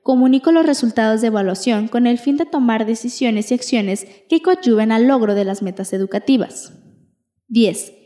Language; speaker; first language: Spanish; native; Spanish